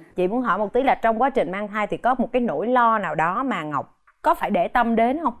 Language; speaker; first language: Vietnamese; native; Vietnamese